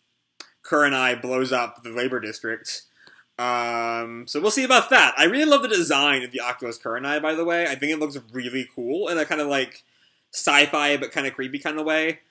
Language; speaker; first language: English; native; English